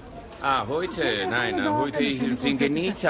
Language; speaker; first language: German; non-native, learner; Georgian